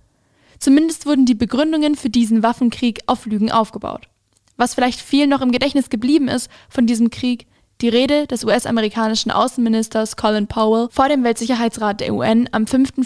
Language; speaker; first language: German; native; German